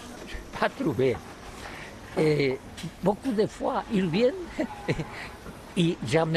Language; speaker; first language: French; non-native, learner; Catalan